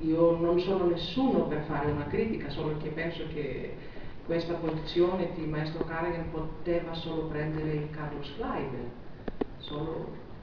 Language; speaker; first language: Italian; non-native, fluent; Greek